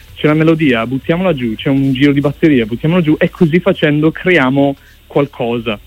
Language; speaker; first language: Italian; early bilingual, other home language; English